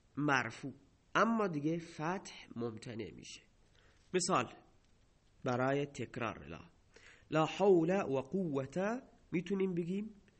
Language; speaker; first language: Persian; non-native, local second language; Baluchi